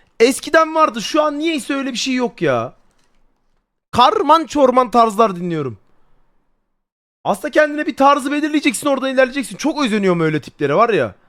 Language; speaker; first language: Turkish; native; Turkish